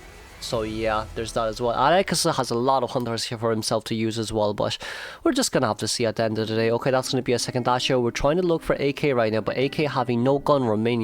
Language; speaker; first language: English; non-native, fluent; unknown